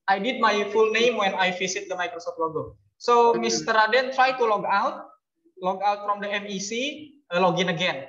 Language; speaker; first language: English; non-native, fluent; Indonesian